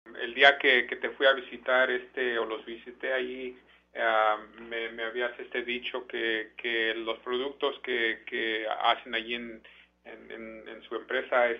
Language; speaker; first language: Spanish; early bilingual, heritage; Spanish